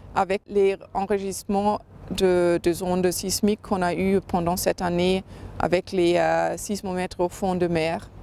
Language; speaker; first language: French; non-native, fluent; German